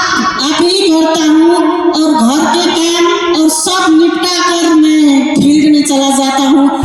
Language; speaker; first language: Hindi; non-native, learner; Nepali